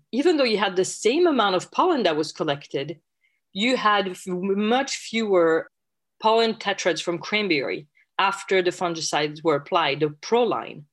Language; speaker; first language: English; non-native, fluent; French